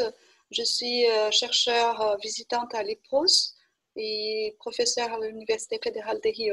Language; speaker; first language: French; non-native, fluent; Portuguese